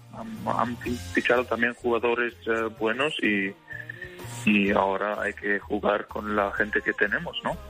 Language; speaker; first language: Spanish; early bilingual, heritage; German